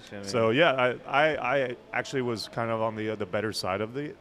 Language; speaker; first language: English; native; English